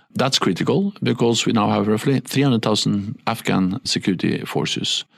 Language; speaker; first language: English; non-native, fluent; Norwegian